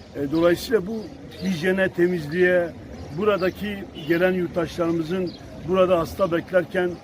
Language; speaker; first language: Turkish; native; Turkish